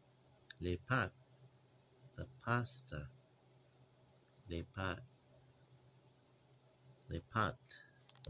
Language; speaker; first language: French; non-native, learner; English